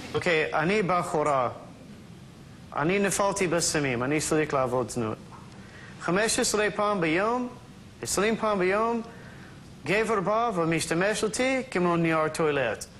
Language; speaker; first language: Hebrew; non-native, local second language; English